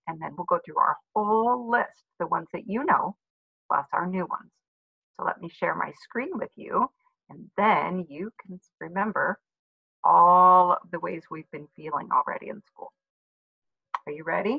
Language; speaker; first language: English; native; English